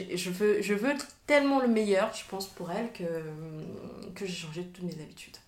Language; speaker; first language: French; native; French